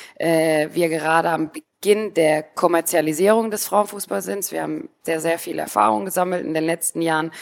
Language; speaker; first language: German; native; German